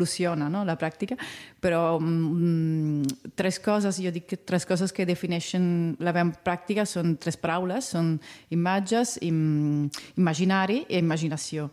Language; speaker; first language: Catalan; non-native, fluent; Italian